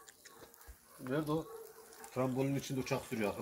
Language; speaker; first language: Turkish; native; Turkish